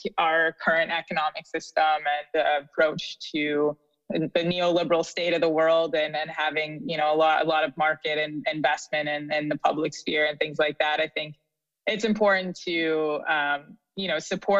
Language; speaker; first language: English; native; English